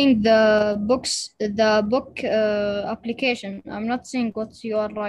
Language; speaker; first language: English; non-native, learner; Arabic